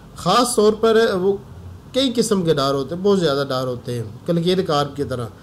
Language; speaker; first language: Urdu; non-native, local second language; Punjabi